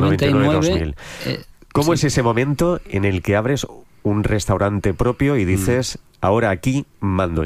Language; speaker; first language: Spanish; non-native, local second language; Catalan